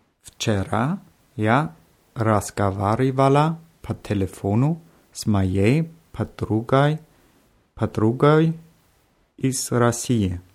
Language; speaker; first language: Russian; non-native, learner; German